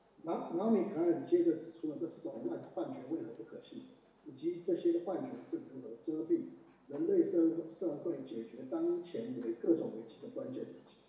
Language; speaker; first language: Chinese; native; Chinese